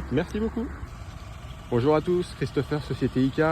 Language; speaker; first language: French; native; French